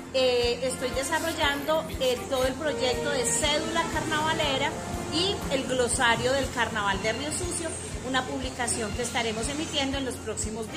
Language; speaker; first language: Spanish; native; Spanish